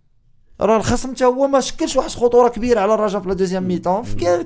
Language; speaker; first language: Arabic; native; Arabic